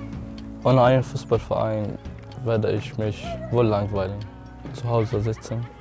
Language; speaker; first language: German; non-native, learner; Arabic